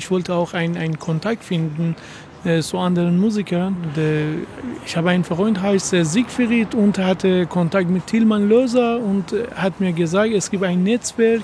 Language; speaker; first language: German; non-native, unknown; Persian